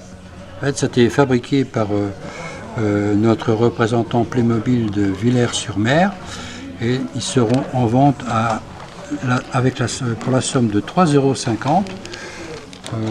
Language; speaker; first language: French; native; French